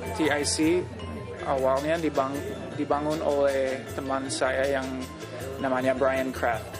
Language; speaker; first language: Indonesian; non-native, fluent; English